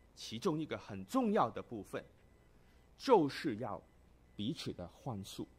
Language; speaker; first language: Chinese; non-native, local second language; Cantonese